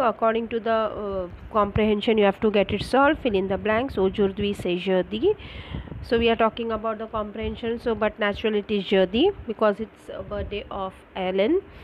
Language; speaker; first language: English; non-native, local second language; Marathi